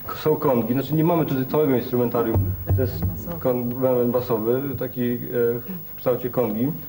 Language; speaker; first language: Polish; native; Polish